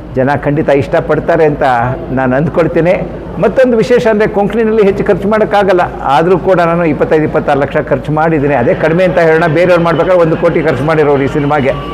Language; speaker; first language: Kannada; non-native, local second language; Konkani